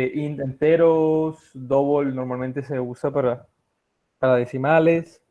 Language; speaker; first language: Spanish; native; Spanish